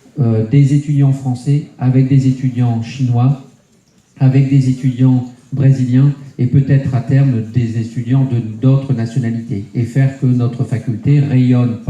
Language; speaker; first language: French; native; French